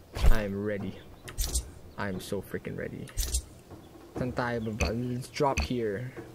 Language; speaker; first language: English; non-native, local second language; Filipino